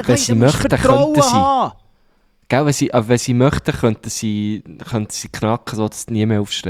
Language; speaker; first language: German; native; German